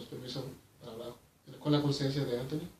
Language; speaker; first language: Spanish; early bilingual, heritage; Spanish